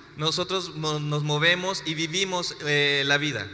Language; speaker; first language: Spanish; native; Spanish